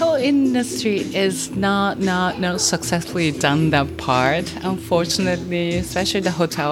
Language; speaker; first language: English; non-native, fluent; Japanese